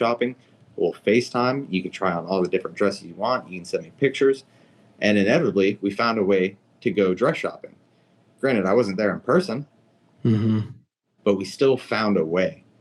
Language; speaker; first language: English; native; English